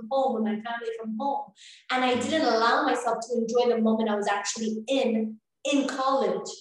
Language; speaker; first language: English; early bilingual, other home language; Spanish